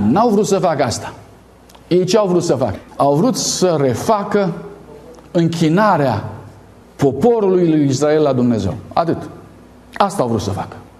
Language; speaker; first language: Romanian; native; Romanian